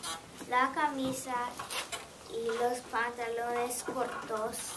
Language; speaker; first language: Spanish; non-native, learner; English